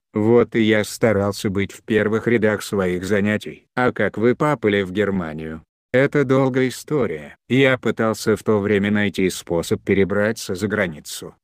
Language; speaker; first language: Russian; non-native, local second language; Chechen